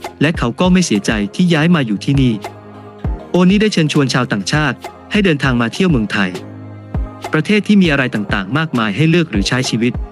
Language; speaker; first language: Thai; native; Thai